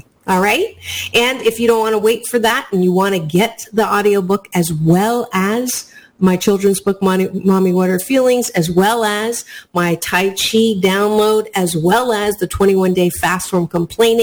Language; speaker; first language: English; native; English